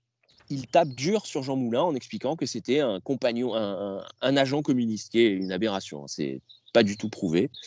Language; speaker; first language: French; native; French